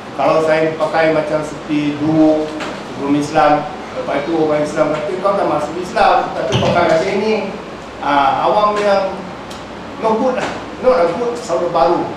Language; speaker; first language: Malay; non-native, local second language; Chinese